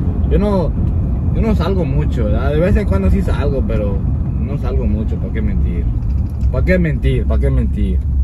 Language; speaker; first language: Spanish; early bilingual, heritage; Spanish